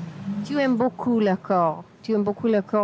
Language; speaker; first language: French; non-native, fluent; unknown